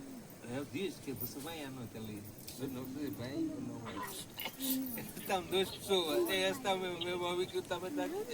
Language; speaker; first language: Portuguese; non-native, learner; Gujarati